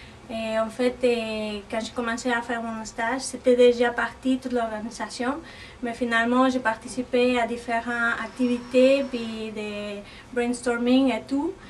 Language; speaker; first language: French; non-native, fluent; Spanish